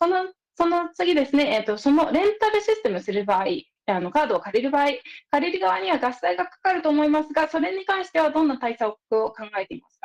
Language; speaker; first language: Japanese; native; Japanese